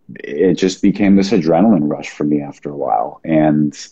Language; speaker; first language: English; native; English